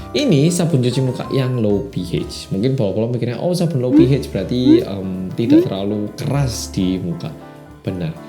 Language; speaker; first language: Indonesian; non-native, fluent; Korean